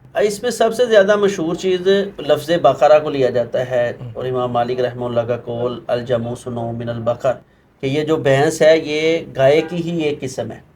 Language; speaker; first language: Urdu; non-native, local second language; Punjabi